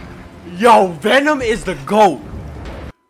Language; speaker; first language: English; native; English